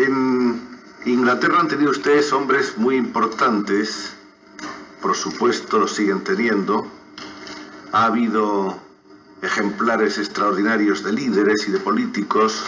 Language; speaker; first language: Spanish; native; Spanish